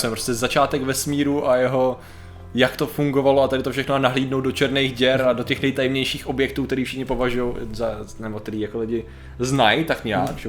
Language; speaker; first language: Czech; native; Czech